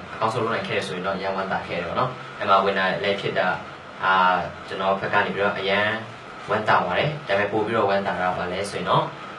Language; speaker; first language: Burmese; non-native, local second language; Hakha Chin